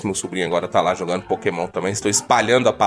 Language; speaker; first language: Portuguese; native; Portuguese